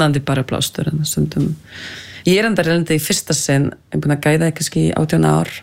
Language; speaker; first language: Icelandic; non-native, fluent; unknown